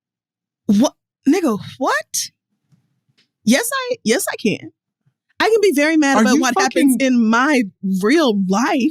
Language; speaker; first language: English; native; English